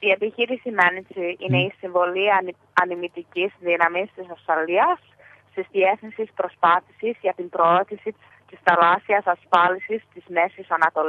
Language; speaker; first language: Greek; early bilingual, heritage; Greek